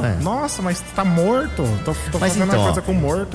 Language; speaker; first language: Portuguese; native; Portuguese